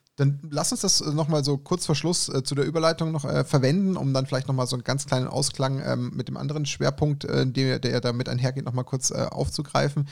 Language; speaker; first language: German; native; German